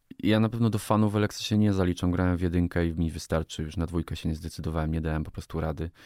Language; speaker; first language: Polish; native; Polish